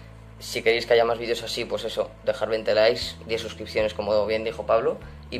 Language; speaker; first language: Spanish; native; Spanish